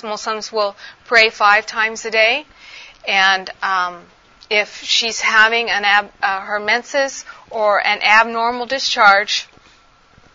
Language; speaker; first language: English; native; English